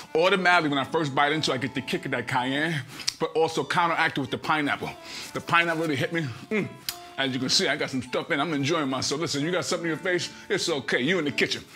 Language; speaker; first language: English; native; English